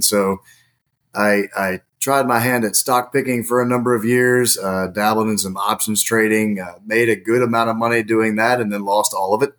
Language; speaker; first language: English; native; English